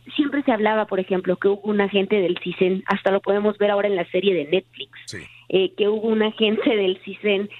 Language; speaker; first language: Spanish; native; Spanish